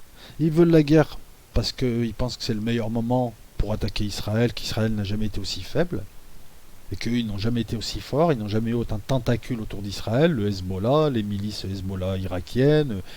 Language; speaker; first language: French; native; French